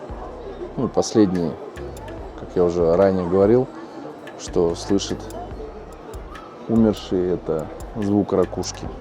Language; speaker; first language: Russian; native; Russian